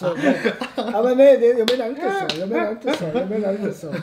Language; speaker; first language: Swedish; non-native, fluent; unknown